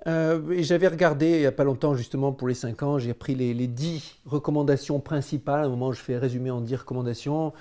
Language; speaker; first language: French; native; French